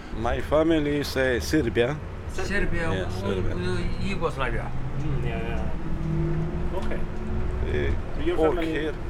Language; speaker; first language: English; non-native, learner; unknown